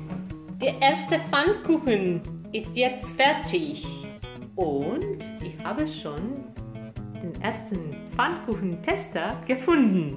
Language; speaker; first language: German; non-native, learner; Romanian